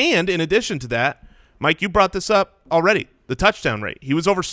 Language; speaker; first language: English; native; English